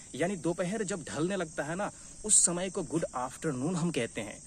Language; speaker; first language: Hindi; native; Hindi